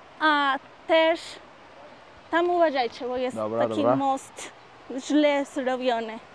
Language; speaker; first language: Polish; non-native, learner; Spanish